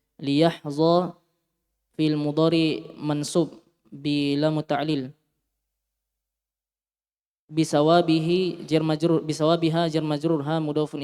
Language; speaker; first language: Arabic; non-native, learner; Indonesian